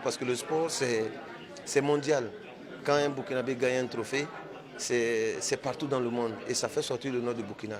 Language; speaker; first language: French; native; French